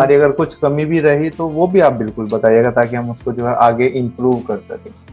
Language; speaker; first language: Hindi; native; Hindi